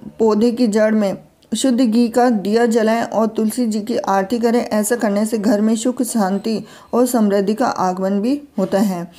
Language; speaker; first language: Hindi; native; Hindi